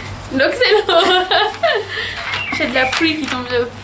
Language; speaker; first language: French; native; French